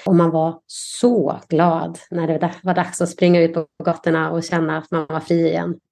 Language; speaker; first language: Swedish; native; Swedish